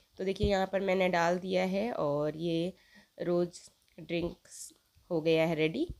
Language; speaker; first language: Hindi; native; Hindi